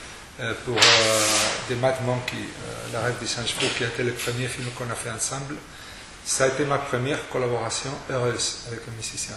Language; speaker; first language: French; non-native, fluent; Spanish